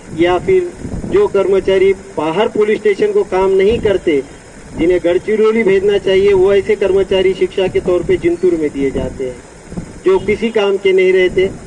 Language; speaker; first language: Hindi; non-native, local second language; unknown